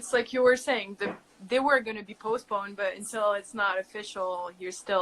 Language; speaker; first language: English; native; English